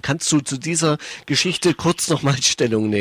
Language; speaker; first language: German; native; German